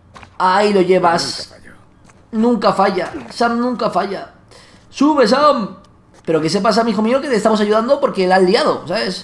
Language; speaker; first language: Spanish; native; Spanish